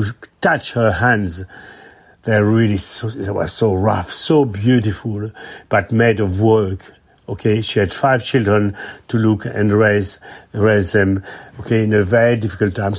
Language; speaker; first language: English; non-native, fluent; French